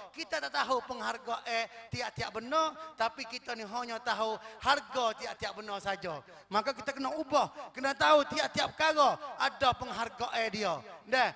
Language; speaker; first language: Malay; native; Malay